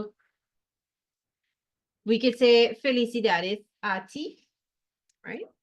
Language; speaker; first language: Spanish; non-native, fluent; English